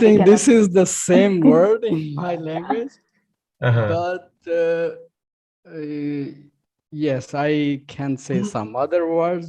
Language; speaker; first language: English; non-native, local second language; Urdu